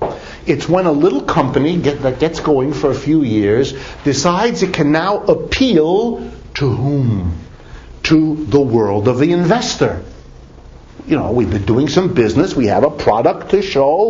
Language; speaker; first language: English; native; English